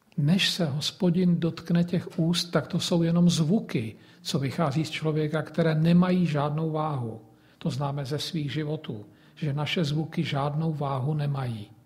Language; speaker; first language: Czech; native; Czech